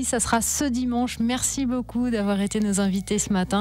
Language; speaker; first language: French; native; French